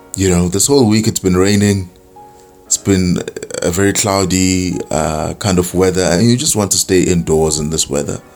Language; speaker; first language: English; non-native, local second language; Zulu